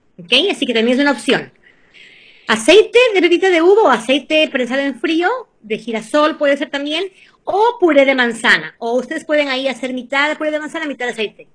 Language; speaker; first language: Spanish; early bilingual, heritage; Spanish